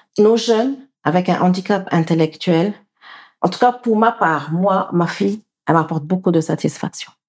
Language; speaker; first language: French; non-native, local second language; Wolof